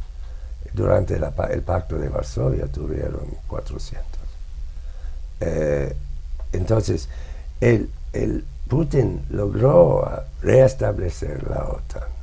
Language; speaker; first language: Spanish; non-native, fluent; English